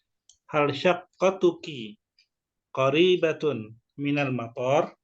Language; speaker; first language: Arabic; non-native, fluent; Indonesian